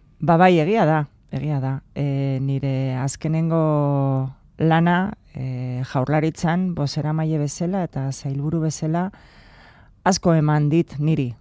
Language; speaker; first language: Basque; non-native, local second language; Spanish